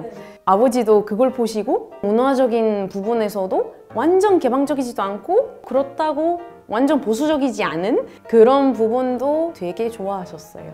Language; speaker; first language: Korean; non-native, fluent; Arabic